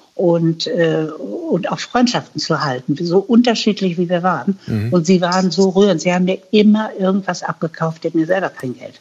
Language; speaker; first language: German; native; German